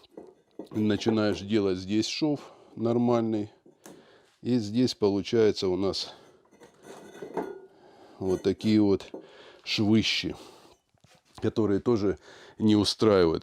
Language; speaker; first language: Russian; native; Russian